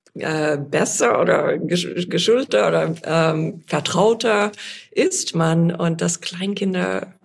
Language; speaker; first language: German; non-native, fluent; English